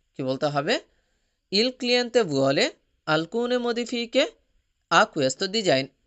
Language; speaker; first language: Italian; non-native, fluent; Bangla